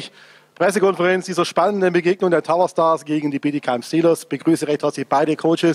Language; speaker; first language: German; native; German